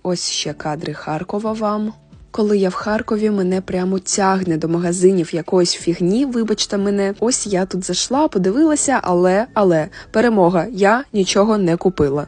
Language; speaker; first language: Ukrainian; native; Ukrainian